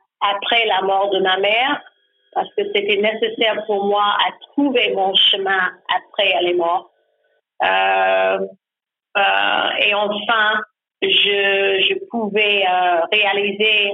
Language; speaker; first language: French; non-native, learner; English